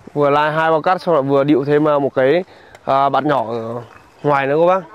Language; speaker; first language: Vietnamese; native; Vietnamese